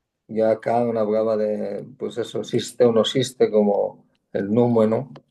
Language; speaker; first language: Spanish; native; Spanish